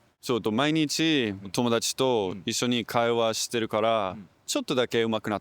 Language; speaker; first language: Japanese; non-native, learner; English